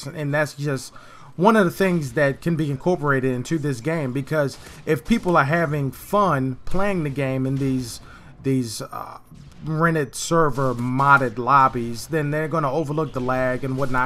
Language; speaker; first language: English; native; English